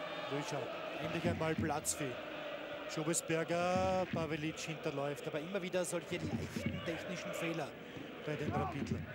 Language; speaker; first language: German; native; German